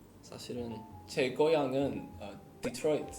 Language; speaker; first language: Korean; non-native, learner; English